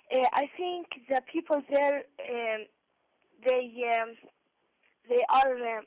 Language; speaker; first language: English; non-native, learner; Arabic